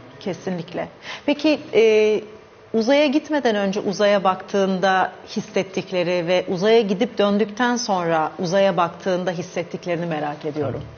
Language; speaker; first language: Turkish; native; Turkish